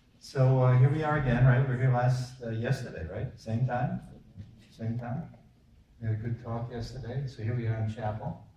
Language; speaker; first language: English; native; English